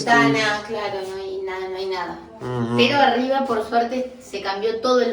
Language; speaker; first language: Spanish; native; Spanish